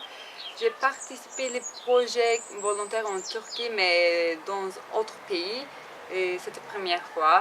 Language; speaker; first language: French; non-native, learner; Turkish